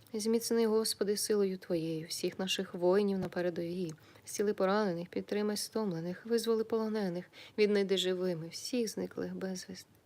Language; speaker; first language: Ukrainian; native; Ukrainian